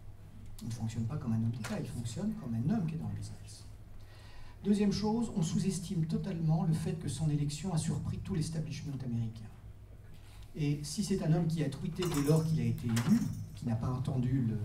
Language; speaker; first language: French; native; French